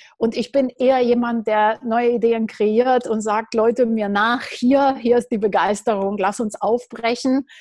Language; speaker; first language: German; non-native, fluent; Romanian